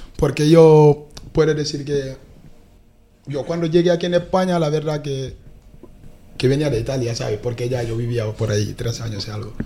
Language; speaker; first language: Spanish; non-native, fluent; Wolof